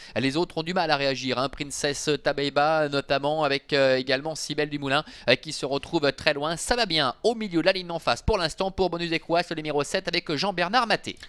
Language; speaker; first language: French; native; French